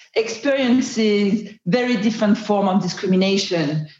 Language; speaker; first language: English; non-native, fluent; French